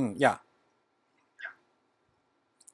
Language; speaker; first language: English; non-native, learner; Chinese